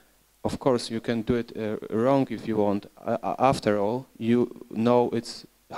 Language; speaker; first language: English; non-native, learner; Polish